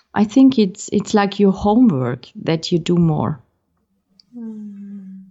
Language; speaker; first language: English; non-native, fluent; German